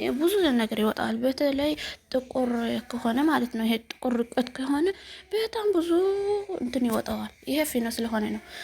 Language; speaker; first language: Amharic; non-native, local second language; Tigrinya